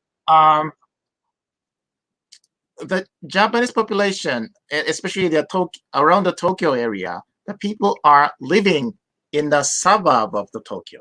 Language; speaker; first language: English; non-native, fluent; Japanese